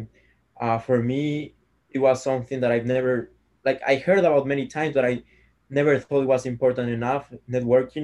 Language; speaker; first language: English; non-native, fluent; Spanish